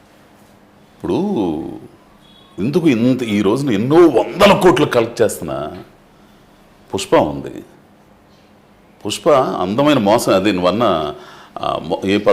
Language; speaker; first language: Telugu; native; Telugu